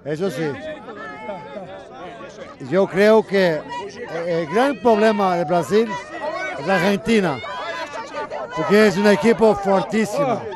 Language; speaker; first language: Spanish; non-native, local second language; Portuguese